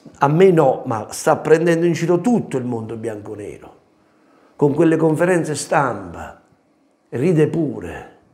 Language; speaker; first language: Italian; native; Italian